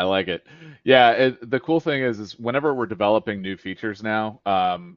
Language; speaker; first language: English; native; English